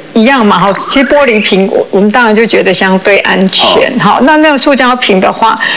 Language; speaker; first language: Chinese; native; Chinese